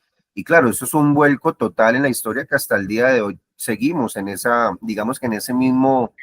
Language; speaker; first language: Spanish; native; Spanish